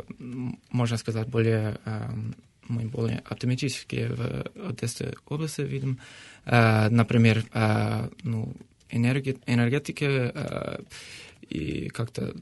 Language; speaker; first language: Russian; non-native, fluent; English